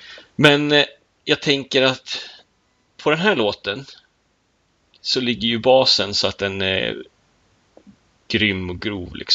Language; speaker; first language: Swedish; native; Swedish